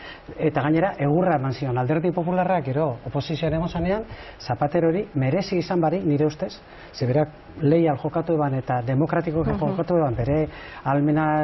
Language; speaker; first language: Basque; native; Basque